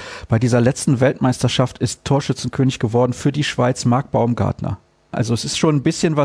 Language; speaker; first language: German; native; German